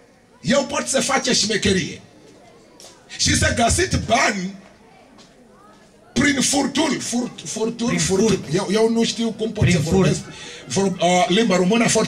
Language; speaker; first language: Romanian; non-native, learner; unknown